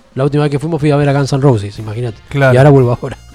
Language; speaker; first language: Spanish; native; Spanish